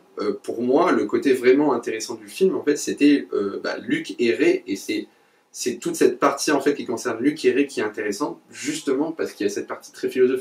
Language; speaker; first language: French; native; French